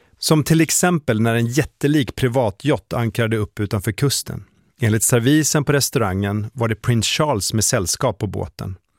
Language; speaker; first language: Swedish; native; Swedish